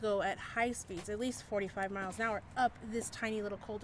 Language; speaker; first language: English; native; English